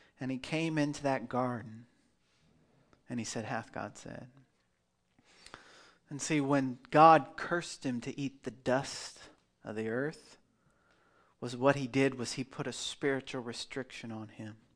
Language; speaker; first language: English; native; English